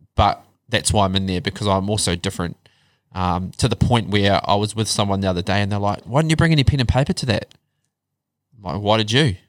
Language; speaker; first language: English; native; English